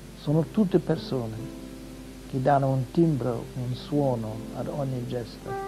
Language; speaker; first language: Italian; non-native, fluent; English